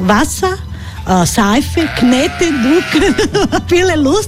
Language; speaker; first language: German; non-native, learner; Croatian